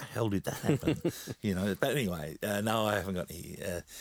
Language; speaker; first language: English; native; English